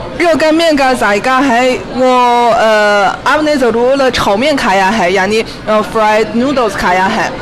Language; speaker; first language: Hindi; non-native, fluent; Chinese